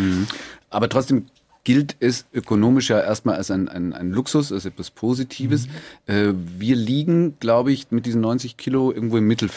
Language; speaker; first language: German; native; German